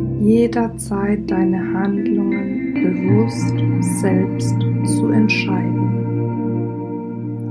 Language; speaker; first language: German; native; German